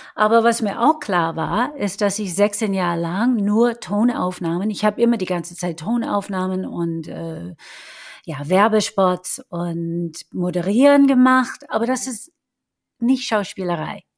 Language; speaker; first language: German; non-native, fluent; English